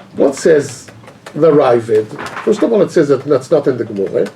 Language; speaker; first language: English; non-native, fluent; Hebrew